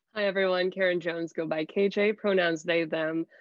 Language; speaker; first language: English; native; English